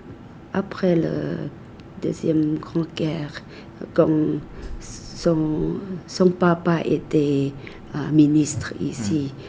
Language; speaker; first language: French; non-native, fluent; Thai